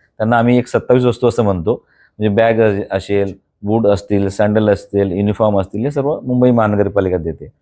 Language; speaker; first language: Marathi; non-native, local second language; Bhili